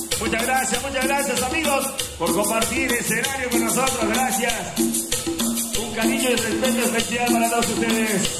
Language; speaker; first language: Spanish; native; Spanish